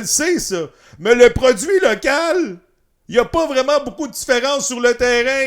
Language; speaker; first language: French; native; French